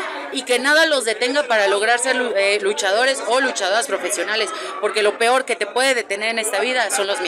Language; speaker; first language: Spanish; native; Spanish